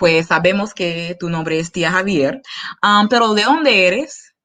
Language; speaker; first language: Spanish; non-native, fluent; English